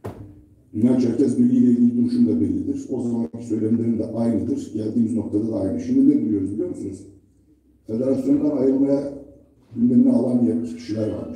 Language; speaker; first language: Turkish; native; Turkish